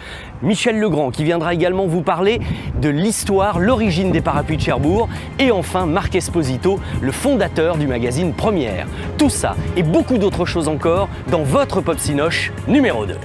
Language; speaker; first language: French; native; French